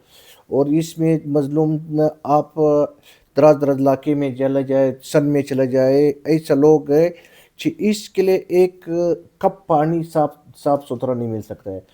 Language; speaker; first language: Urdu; non-native, local second language; Pashto